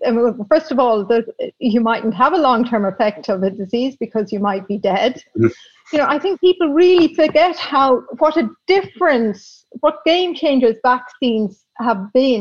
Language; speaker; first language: English; native; English